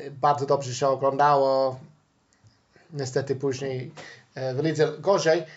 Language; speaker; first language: Polish; non-native, fluent; English